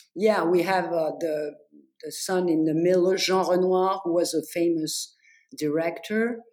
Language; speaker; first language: English; non-native, fluent; French